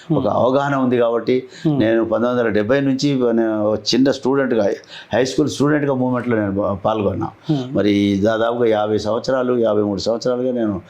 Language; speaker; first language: Telugu; non-native, local second language; Lambadi